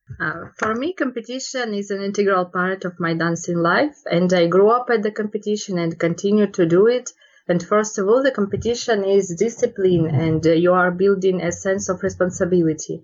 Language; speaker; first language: English; non-native, learner; Russian